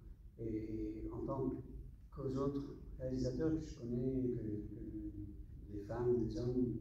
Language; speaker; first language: French; non-native, fluent; English